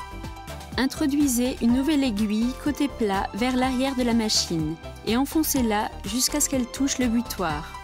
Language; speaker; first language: French; native; French